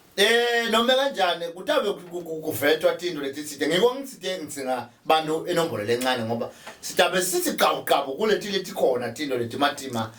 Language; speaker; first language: Zulu; non-native, local second language; Swati